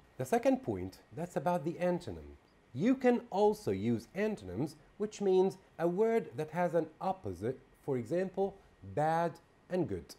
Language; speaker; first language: English; non-native, fluent; Arabic